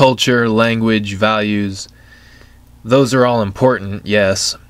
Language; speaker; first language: English; native; English